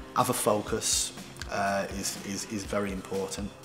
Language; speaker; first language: English; native; English